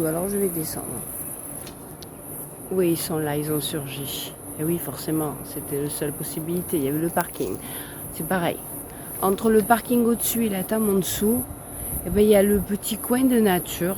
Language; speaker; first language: French; native; French